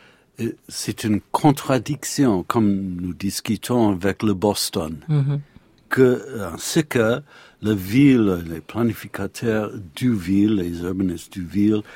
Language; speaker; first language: French; non-native, learner; English